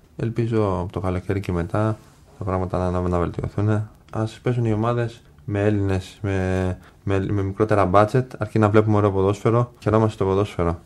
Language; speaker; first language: Greek; early bilingual, other home language; English